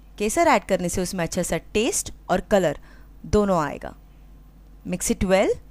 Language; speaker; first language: Hindi; non-native, local second language; Marathi